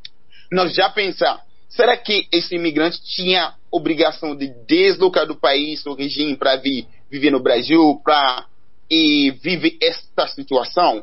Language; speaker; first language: Portuguese; non-native, learner; Haitian Creole